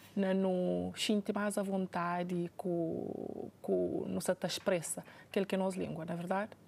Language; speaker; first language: Portuguese; non-native, local second language; Kabuverdianu